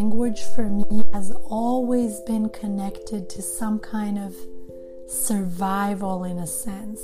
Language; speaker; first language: English; non-native, fluent; Serbian